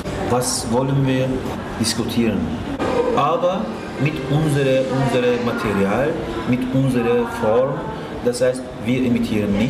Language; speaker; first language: German; non-native, fluent; Turkish